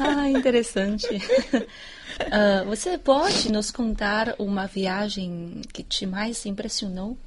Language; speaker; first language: Portuguese; non-native, fluent; Chinese